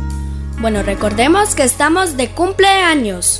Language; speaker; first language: Spanish; native; Spanish